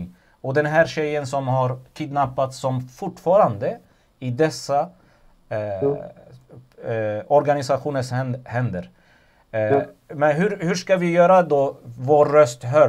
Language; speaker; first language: Swedish; non-native, fluent; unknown